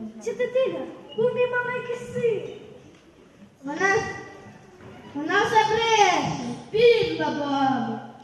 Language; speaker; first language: Ukrainian; native; Ukrainian